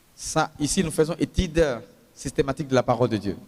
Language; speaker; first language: French; non-native, local second language; Swahili